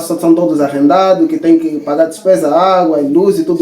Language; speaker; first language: Portuguese; native; Portuguese